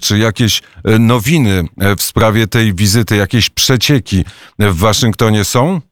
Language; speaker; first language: Polish; native; Polish